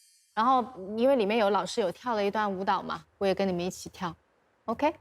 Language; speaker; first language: Chinese; native; Chinese